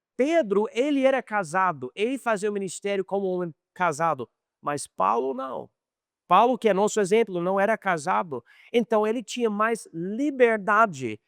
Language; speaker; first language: Portuguese; non-native, fluent; English